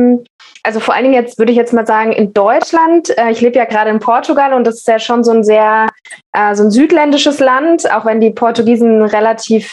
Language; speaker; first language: German; native; German